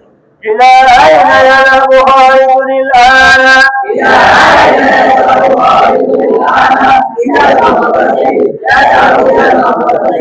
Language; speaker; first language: Arabic; non-native, fluent; Bangla